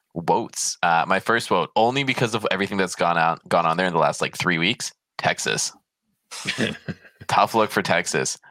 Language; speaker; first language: English; non-native, fluent; Polish